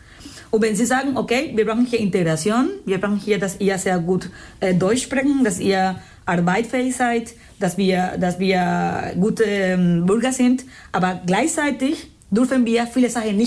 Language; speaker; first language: German; non-native, fluent; Spanish